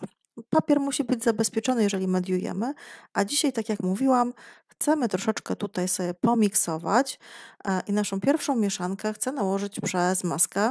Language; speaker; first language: Polish; native; Polish